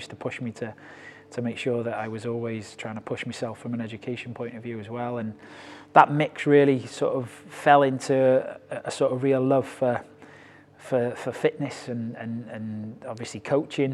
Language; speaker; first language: English; native; English